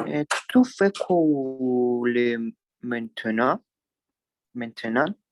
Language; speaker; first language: French; non-native, learner; Spanish